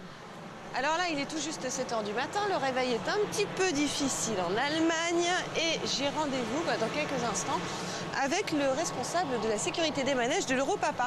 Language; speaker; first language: French; native; French